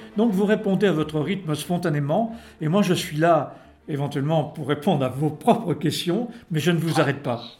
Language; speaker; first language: French; native; French